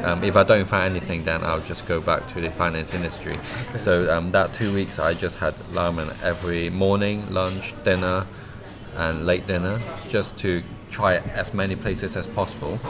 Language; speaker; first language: English; non-native, local second language; Cantonese